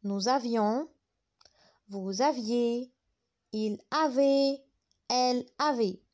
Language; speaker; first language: French; non-native, fluent; Arabic